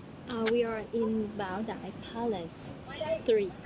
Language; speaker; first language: English; non-native, fluent; Vietnamese